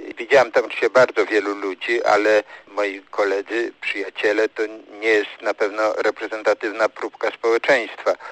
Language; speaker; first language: Polish; native; Polish